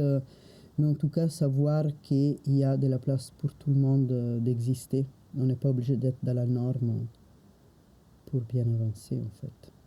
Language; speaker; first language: French; non-native, fluent; Italian